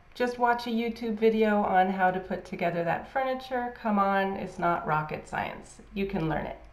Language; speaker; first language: English; native; English